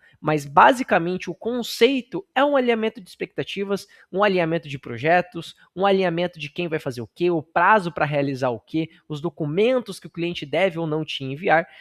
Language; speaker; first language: Portuguese; native; Portuguese